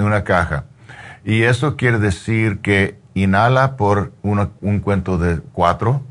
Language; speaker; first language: Spanish; non-native, learner; English